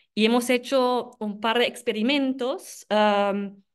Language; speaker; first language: Spanish; non-native, fluent; German